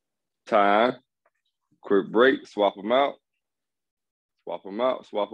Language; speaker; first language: English; native; English